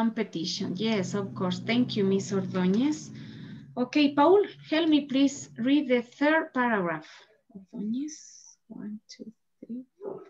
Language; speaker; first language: English; non-native, learner; Spanish